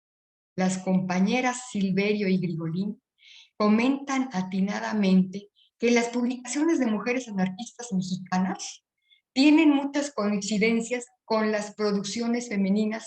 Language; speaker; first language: Spanish; native; Spanish